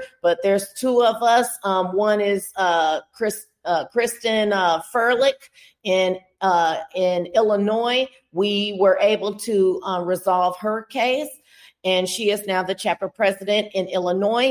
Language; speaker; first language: English; native; English